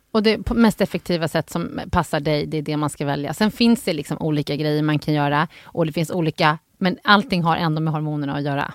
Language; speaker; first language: Swedish; native; Swedish